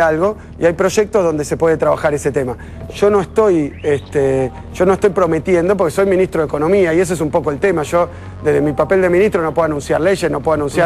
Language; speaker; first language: Spanish; native; Spanish